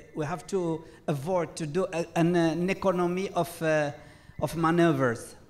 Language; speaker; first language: English; non-native, fluent; Arabic